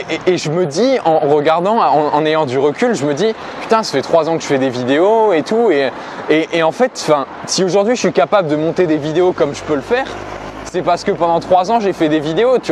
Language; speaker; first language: French; native; French